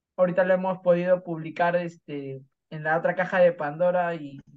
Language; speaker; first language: Spanish; native; Spanish